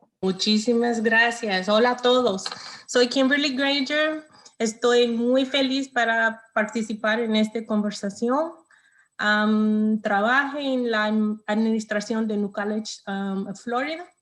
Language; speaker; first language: Spanish; non-native, learner; English